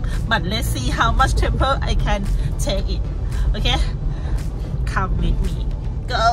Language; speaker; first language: English; non-native, learner; Thai